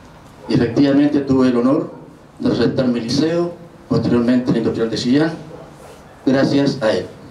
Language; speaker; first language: Spanish; native; Spanish